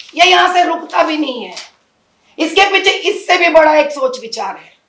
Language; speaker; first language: Hindi; non-native, local second language; Telugu